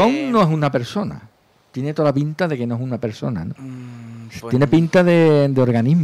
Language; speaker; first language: Spanish; native; Spanish